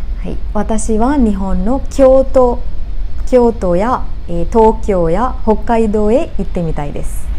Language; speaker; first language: Japanese; non-native, learner; Sinhala